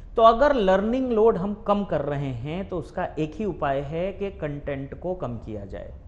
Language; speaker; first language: Hindi; native; Hindi